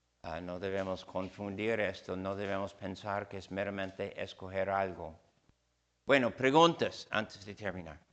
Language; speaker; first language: Spanish; non-native, fluent; English